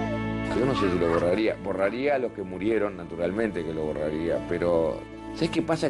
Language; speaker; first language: Spanish; native; Spanish